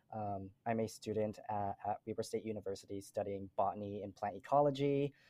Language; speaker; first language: English; native; English